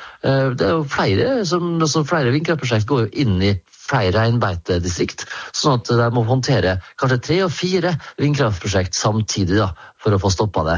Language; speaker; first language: Norwegian; native; Norwegian